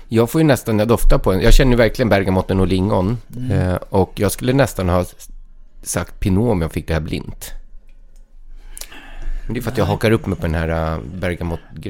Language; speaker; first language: Swedish; native; Swedish